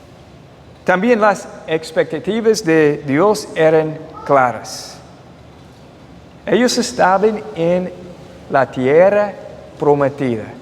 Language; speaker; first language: Spanish; non-native, fluent; English